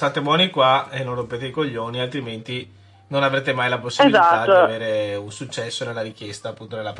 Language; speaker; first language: Italian; native; Italian